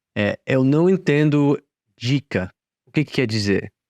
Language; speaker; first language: Portuguese; non-native, fluent; English